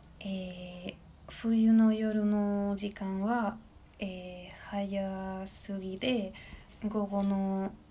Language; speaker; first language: Japanese; non-native, learner; Spanish